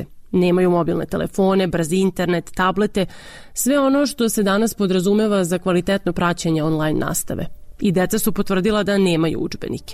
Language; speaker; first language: Serbian; native; Serbian